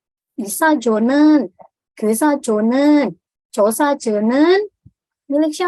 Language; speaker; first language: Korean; non-native, fluent; Indonesian